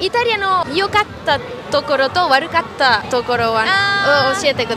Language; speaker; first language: Japanese; non-native, fluent; Italian